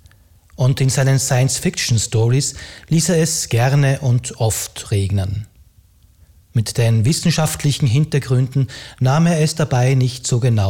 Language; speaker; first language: German; native; German